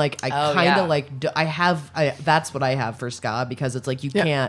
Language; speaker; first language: English; native; English